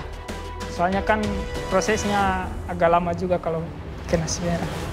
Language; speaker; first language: Indonesian; non-native, local second language; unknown